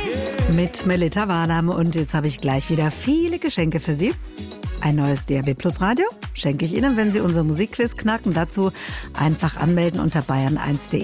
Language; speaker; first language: German; native; German